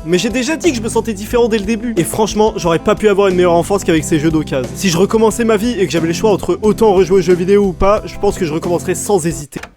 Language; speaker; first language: French; native; French